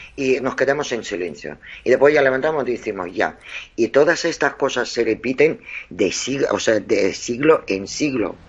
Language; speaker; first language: Spanish; non-native, fluent; Russian